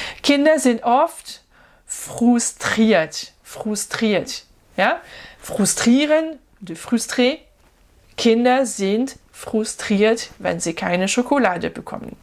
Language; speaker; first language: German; non-native, fluent; French